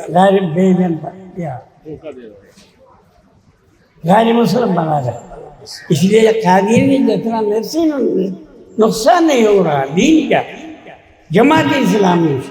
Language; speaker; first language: Urdu; non-native, fluent; Bangla